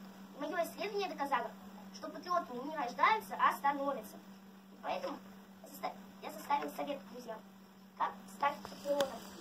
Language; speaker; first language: Russian; native; Russian